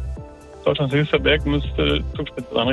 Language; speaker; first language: German; native; German